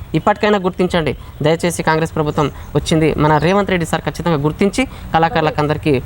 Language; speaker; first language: Telugu; non-native, local second language; Lambadi